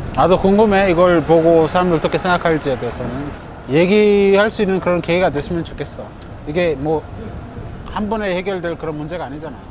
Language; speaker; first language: Korean; non-native, fluent; English